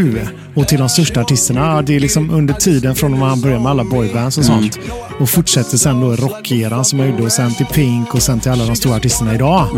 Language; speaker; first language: Swedish; native; Swedish